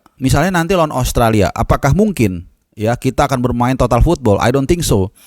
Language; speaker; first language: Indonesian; native; Indonesian